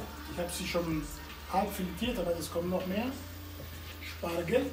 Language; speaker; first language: German; non-native, fluent; Italian